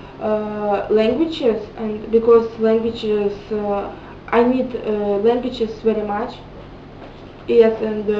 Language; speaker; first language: English; non-native, learner; Russian